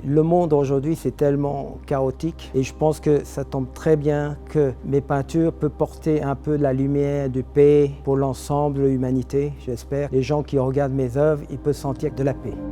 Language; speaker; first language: French; non-native, fluent; Chinese